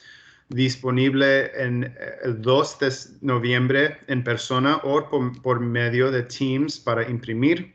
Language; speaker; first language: Spanish; early bilingual, heritage; Spanish